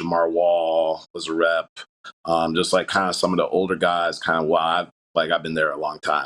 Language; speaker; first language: English; native; English